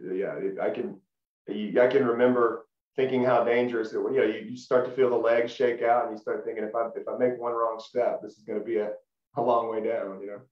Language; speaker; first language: English; native; English